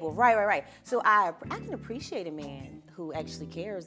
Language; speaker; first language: English; native; English